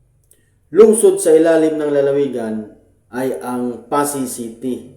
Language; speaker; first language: Filipino; native; Filipino